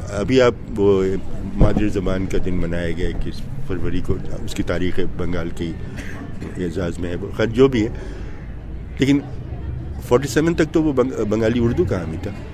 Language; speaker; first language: Urdu; native; Urdu